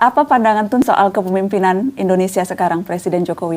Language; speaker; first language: Indonesian; native; Indonesian